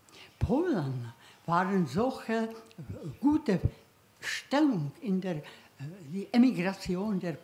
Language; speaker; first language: German; non-native, learner; Czech